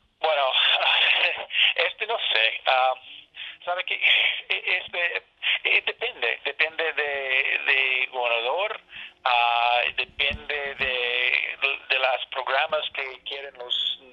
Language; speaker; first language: Spanish; non-native, learner; English